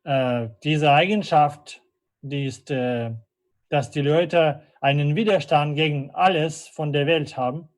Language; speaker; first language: German; non-native, fluent; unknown